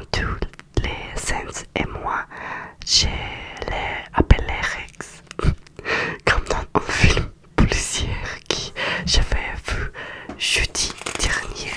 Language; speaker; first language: French; non-native, learner; Russian